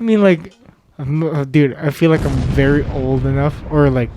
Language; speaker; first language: English; native; English